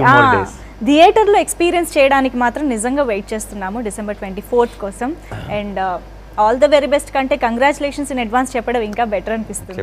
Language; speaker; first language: Telugu; native; Telugu